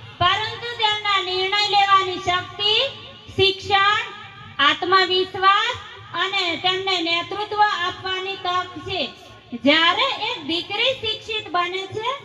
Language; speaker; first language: Gujarati; non-native, local second language; Rathawi